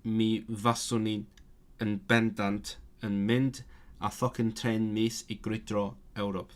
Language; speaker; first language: Welsh; non-native, learner; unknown